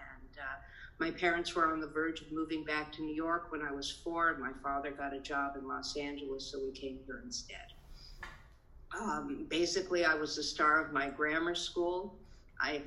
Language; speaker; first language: English; native; English